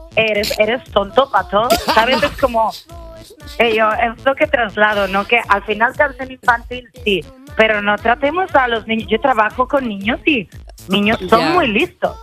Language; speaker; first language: Spanish; non-native, fluent; German